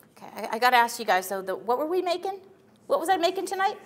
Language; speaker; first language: English; native; English